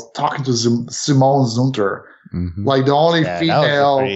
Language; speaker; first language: English; early bilingual, other home language; Romanian